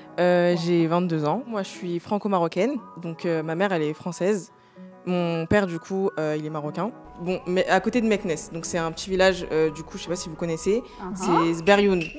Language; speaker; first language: French; native; French